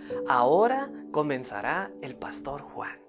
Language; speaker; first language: Spanish; native; Spanish